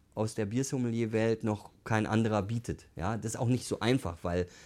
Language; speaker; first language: German; native; German